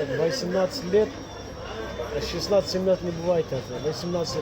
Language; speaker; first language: Russian; non-native, learner; Uyghur